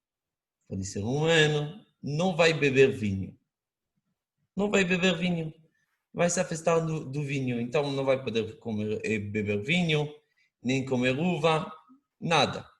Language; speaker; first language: Portuguese; non-native, fluent; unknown